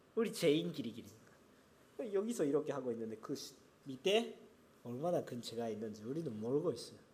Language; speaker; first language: Korean; non-native, fluent; Japanese